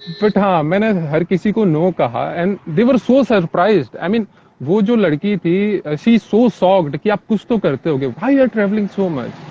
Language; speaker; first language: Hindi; native; Hindi